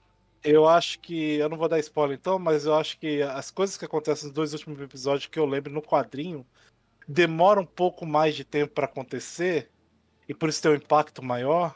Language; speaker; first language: Portuguese; native; Portuguese